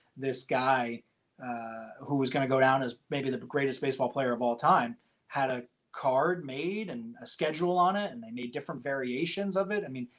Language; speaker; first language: English; native; English